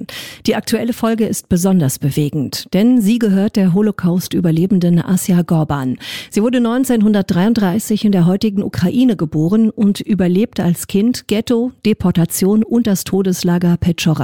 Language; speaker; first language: German; native; German